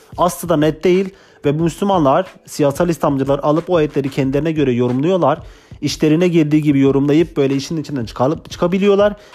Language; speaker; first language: Turkish; non-native, local second language; Kurdish